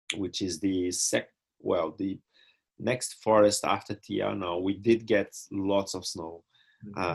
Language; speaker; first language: English; non-native, fluent; Portuguese